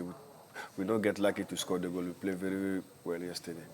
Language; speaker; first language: English; non-native, learner; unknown